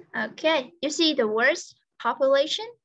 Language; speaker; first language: English; non-native, fluent; Vietnamese